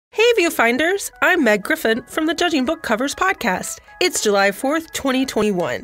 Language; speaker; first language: English; native; English